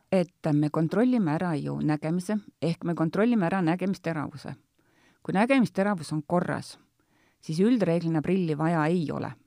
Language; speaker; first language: Estonian; native; Estonian